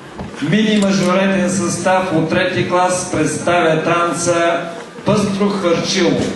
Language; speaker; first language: Bulgarian; native; Bulgarian